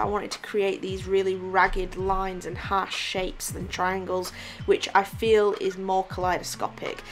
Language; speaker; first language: English; native; English